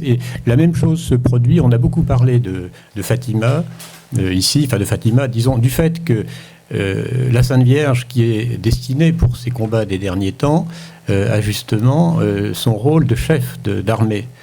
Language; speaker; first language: French; native; French